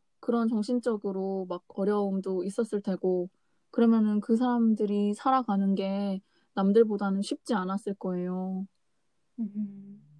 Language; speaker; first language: Korean; native; Korean